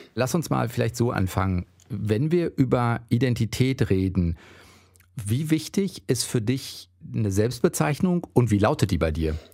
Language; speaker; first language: German; native; German